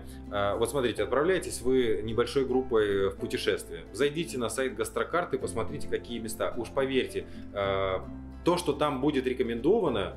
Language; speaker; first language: Russian; native; Russian